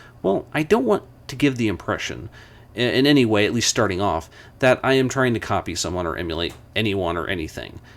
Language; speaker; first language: English; native; English